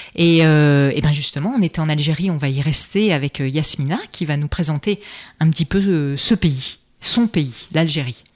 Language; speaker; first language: French; native; French